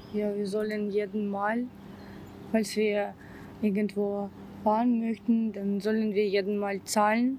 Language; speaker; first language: German; non-native, fluent; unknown